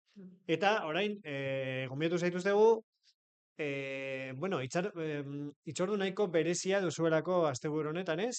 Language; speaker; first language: Basque; native; Basque